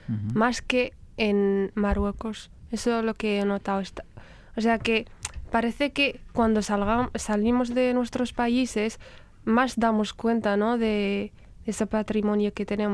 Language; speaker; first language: Spanish; non-native, fluent; Riffian